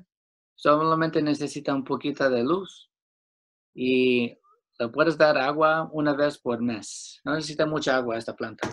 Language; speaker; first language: Spanish; early bilingual, heritage; Spanish